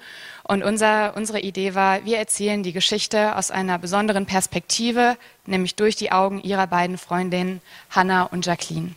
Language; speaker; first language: German; native; German